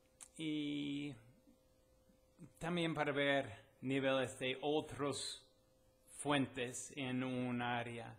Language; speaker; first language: Spanish; non-native, fluent; English